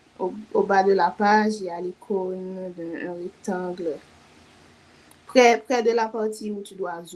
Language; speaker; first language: French; non-native, local second language; Haitian Creole